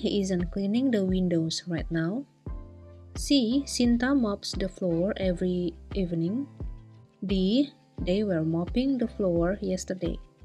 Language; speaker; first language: English; non-native, fluent; Indonesian